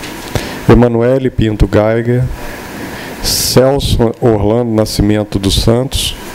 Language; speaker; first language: Portuguese; native; Portuguese